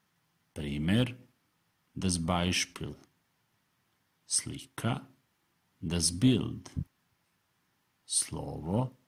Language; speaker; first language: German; non-native, fluent; Serbian